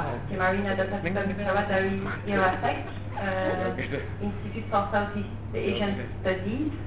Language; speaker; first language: Indonesian; non-native, fluent; French